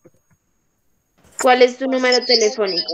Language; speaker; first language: Spanish; native; Spanish